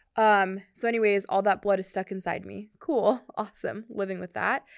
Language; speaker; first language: English; native; English